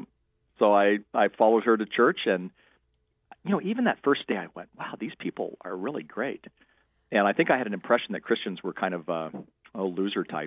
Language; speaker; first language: English; native; English